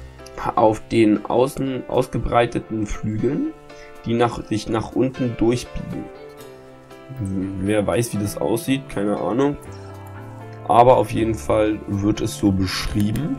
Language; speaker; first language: German; native; German